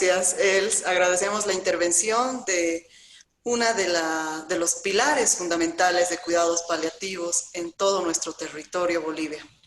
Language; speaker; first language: Spanish; native; Spanish